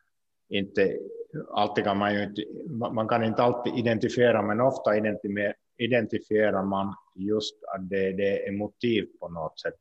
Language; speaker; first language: Swedish; non-native, local second language; Finnish